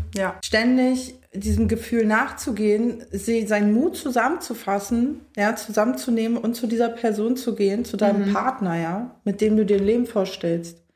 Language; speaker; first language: German; native; German